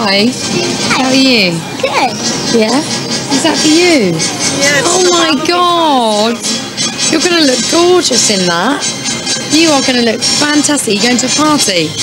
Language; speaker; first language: English; native; English